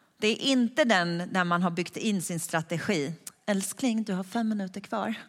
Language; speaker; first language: Swedish; early bilingual, other home language; Persian